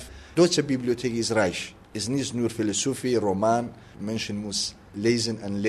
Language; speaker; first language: German; non-native, learner; Kurdish